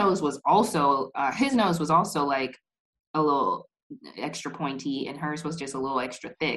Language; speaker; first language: English; native; English